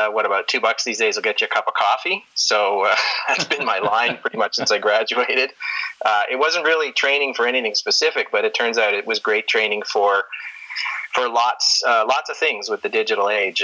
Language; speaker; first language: English; native; English